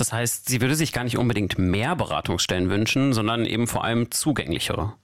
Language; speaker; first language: German; native; German